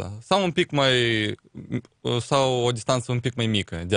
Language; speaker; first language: Romanian; non-native, local second language; Russian